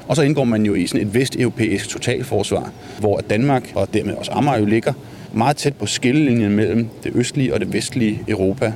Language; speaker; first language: Danish; native; Danish